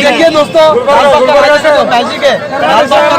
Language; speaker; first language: Hindi; native; Hindi